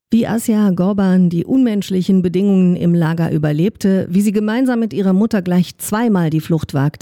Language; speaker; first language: German; native; German